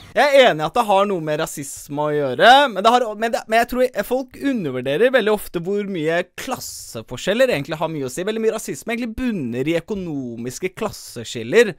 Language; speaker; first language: Norwegian; early bilingual, other home language; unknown